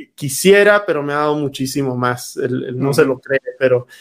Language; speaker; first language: Spanish; native; Spanish